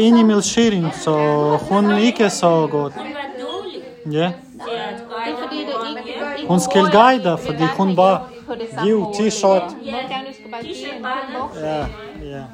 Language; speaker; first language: Danish; non-native, learner; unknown